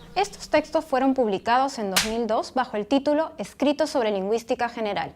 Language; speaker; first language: Spanish; native; Spanish